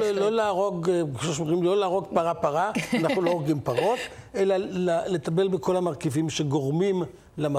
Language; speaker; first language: Hebrew; native; Hebrew